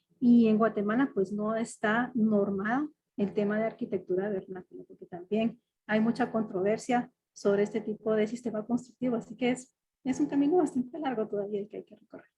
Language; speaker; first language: Spanish; native; Spanish